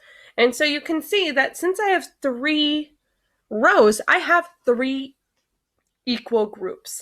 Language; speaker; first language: English; native; English